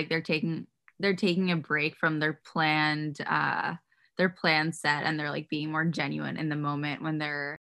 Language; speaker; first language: English; native; English